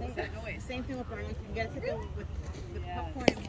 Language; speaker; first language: English; native; English